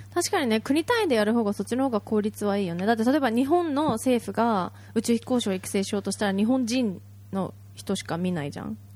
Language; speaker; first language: Japanese; native; Japanese